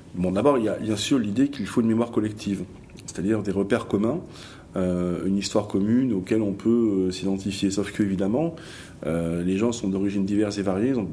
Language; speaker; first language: French; native; French